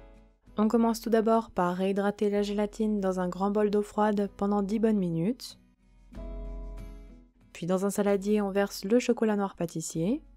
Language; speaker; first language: French; native; French